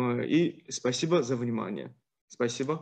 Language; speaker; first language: Russian; non-native, fluent; Chinese